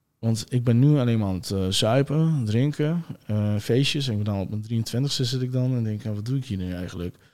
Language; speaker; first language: Dutch; early bilingual, other home language; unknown